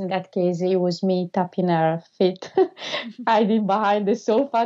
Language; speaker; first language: English; non-native, fluent; Italian